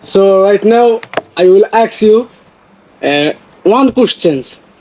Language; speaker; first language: English; non-native, local second language; Bangla